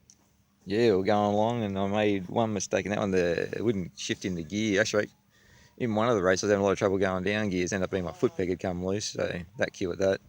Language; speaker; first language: English; native; English